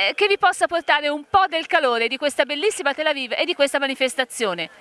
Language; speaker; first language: Italian; native; Italian